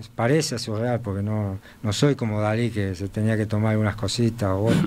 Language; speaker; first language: Spanish; native; Spanish